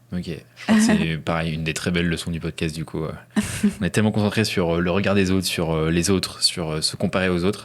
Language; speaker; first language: French; native; French